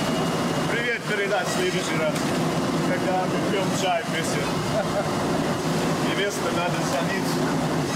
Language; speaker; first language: Russian; non-native, learner; English